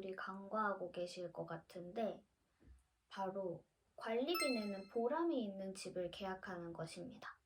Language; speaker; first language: Korean; native; Korean